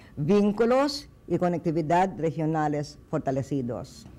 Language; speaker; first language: Spanish; non-native, fluent; Filipino